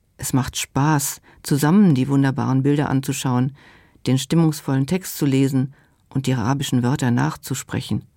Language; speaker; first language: German; non-native, local second language; Luxembourgish